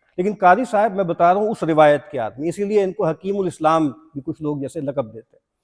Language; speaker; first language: Urdu; non-native, local second language; Punjabi